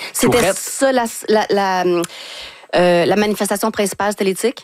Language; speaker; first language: French; native; French